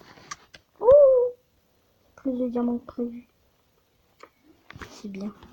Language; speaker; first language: French; native; French